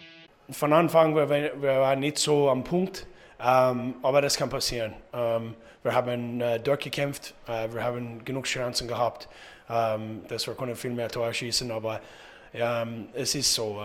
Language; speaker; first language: German; non-native, fluent; English